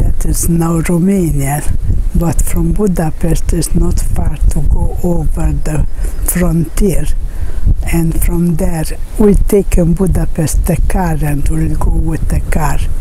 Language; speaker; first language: English; non-native, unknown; Hungarian